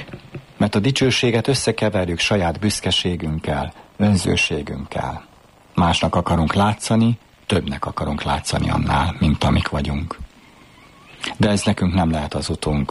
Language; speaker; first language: Hungarian; native; Hungarian